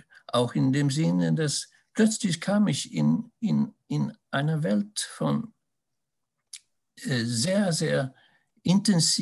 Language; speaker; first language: German; non-native, fluent; Swedish